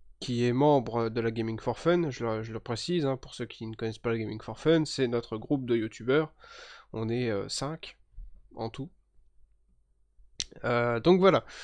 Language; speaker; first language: French; native; French